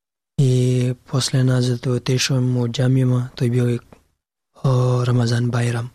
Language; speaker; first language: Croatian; non-native, learner; Pashto